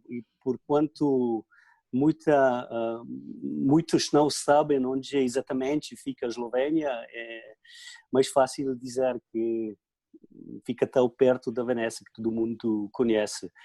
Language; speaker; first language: Portuguese; non-native, fluent; Slovenian